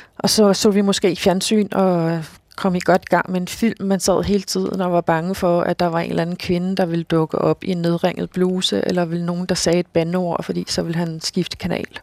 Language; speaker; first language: Danish; native; Danish